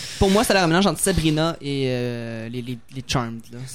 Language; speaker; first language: French; native; French